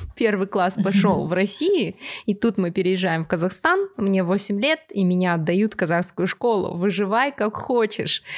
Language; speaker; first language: Russian; native; Russian